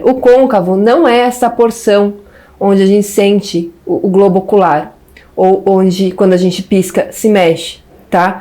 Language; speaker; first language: Portuguese; native; Portuguese